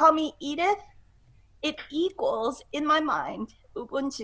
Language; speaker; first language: English; non-native, local second language; Cantonese